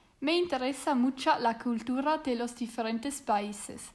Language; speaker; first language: Spanish; non-native, learner; Swiss German